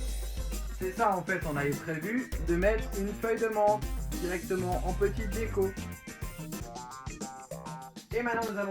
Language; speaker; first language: French; native; French